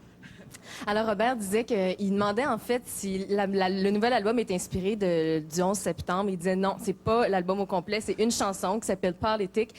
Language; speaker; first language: French; native; French